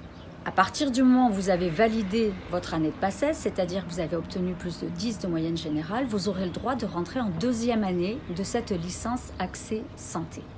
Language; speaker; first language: French; native; French